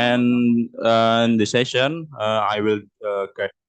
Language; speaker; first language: English; non-native, learner; Indonesian